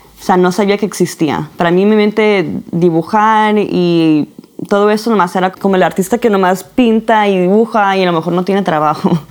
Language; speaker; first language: Spanish; early bilingual, heritage; Spanish